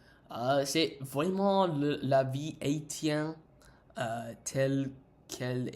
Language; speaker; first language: French; non-native, learner; English